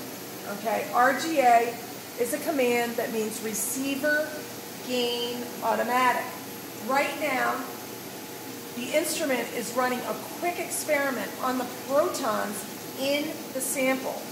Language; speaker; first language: English; native; English